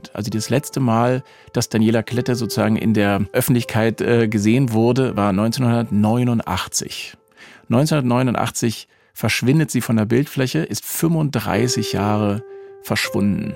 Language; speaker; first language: German; native; German